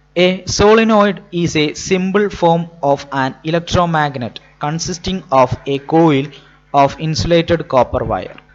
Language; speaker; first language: English; non-native, local second language; Malayalam